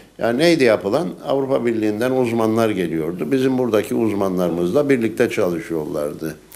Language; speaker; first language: Turkish; native; Turkish